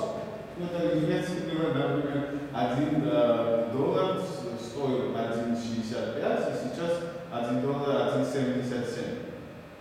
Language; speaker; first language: Russian; non-native, fluent; Georgian